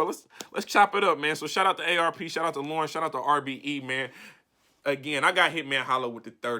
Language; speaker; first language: English; native; English